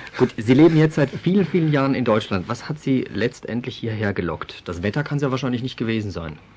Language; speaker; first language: German; native; German